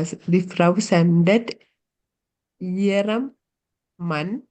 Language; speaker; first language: German; non-native, learner; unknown